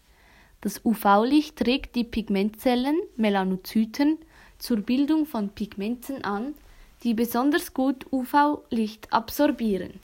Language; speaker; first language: German; native; German